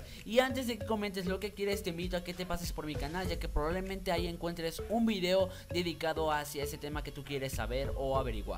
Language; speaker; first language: Spanish; native; Spanish